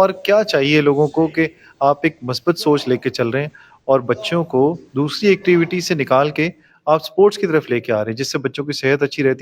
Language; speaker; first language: Urdu; native; Urdu